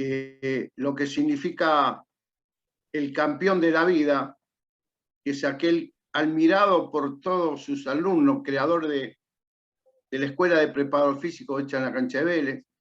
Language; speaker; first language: Spanish; native; Spanish